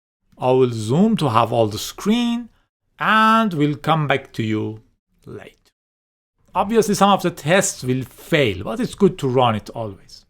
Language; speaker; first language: English; non-native, fluent; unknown